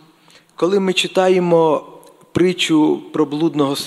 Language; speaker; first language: Czech; non-native, learner; Ukrainian